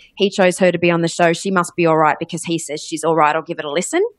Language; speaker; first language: English; native; English